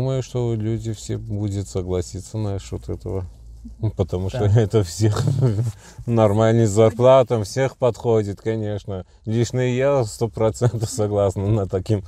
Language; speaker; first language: Russian; non-native, learner; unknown